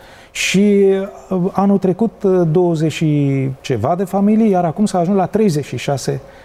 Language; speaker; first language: Romanian; native; Romanian